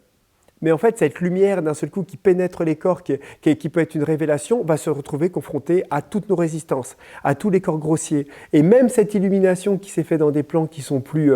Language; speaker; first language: French; native; French